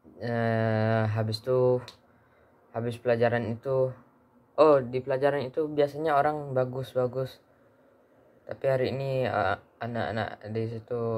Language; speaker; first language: Indonesian; early bilingual, heritage; Indonesian